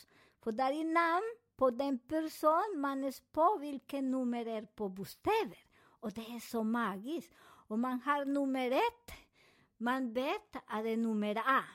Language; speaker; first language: Swedish; non-native, fluent; Spanish